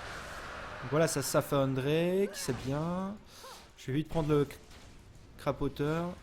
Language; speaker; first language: French; native; French